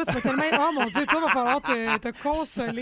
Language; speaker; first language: French; native; French